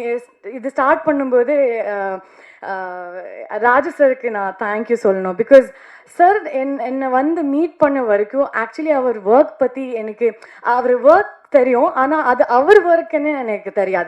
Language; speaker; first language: Tamil; non-native, learner; Kannada